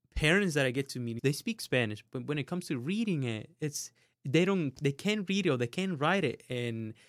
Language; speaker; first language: English; non-native, fluent; Spanish